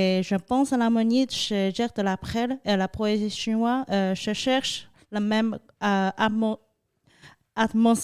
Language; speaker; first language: French; non-native, fluent; Chinese